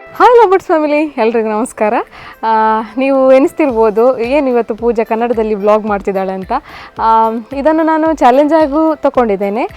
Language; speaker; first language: Kannada; non-native, local second language; Tulu